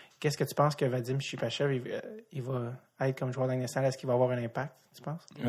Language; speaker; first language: French; native; French